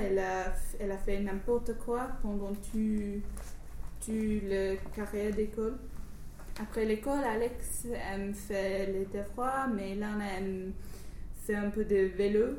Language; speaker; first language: French; non-native, learner; English